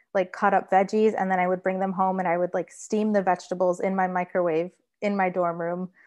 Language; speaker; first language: English; native; English